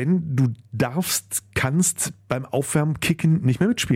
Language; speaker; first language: German; native; German